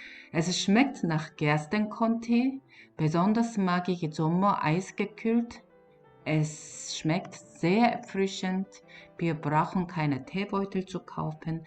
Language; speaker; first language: German; non-native, learner; Korean